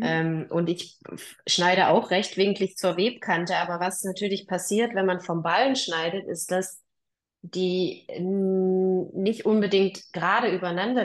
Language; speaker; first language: German; native; German